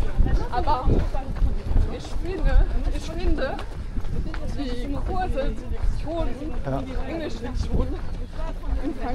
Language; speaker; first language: German; non-native, fluent; French